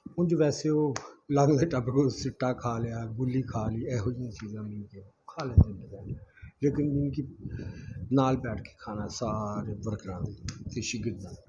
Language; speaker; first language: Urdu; non-native, local second language; Punjabi